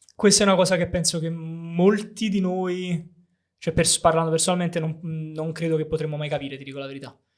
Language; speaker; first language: Italian; native; Italian